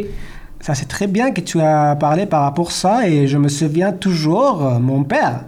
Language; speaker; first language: French; non-native, learner; Persian